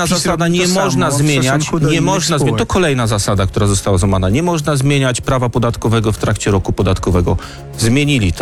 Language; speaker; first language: Polish; native; Polish